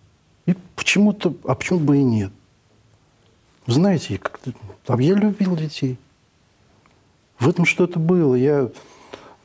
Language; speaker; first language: Russian; native; Russian